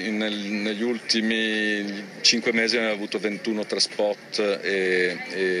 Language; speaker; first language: Italian; native; Italian